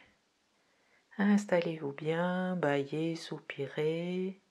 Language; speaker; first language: French; native; French